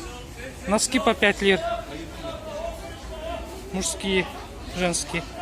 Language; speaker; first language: Russian; non-native, local second language; Kyrgyz